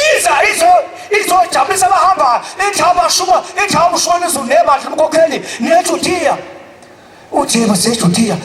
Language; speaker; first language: Zulu; native; Zulu